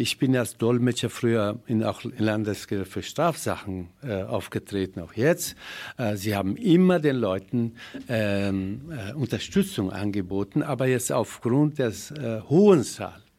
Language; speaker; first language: German; non-native, fluent; Persian